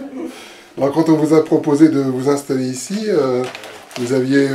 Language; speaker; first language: French; native; French